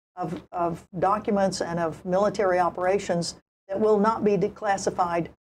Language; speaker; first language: English; native; English